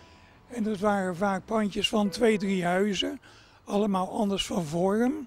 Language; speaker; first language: Dutch; native; Dutch